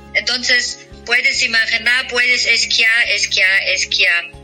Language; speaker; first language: Spanish; non-native, fluent; German